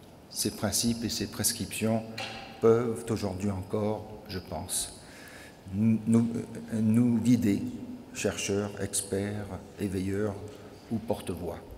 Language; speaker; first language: French; native; French